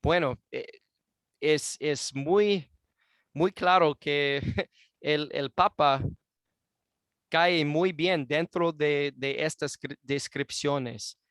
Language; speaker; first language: Spanish; non-native, fluent; English